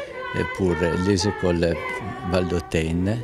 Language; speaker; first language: French; non-native, local second language; Italian